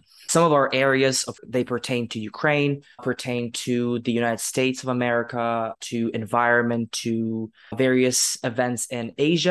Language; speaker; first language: English; non-native, fluent; Ukrainian